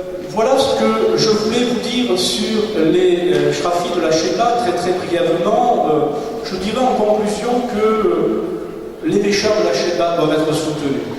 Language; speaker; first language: French; native; French